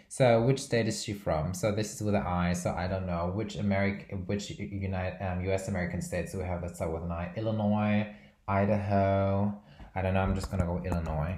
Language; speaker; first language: English; non-native, fluent; Portuguese